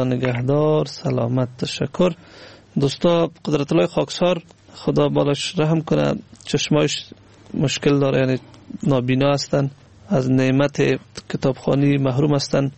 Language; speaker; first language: Persian; native; Persian